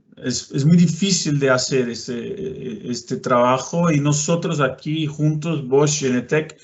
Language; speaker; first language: Spanish; non-native, fluent; Portuguese